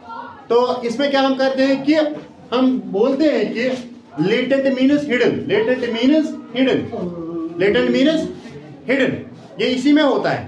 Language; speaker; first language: Hindi; non-native, local second language; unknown